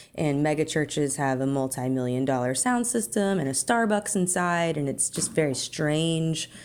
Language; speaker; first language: English; native; English